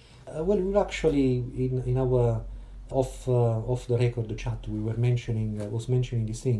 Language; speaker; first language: English; non-native, fluent; Italian